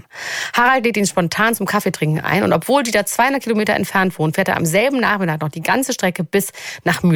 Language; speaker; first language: German; native; German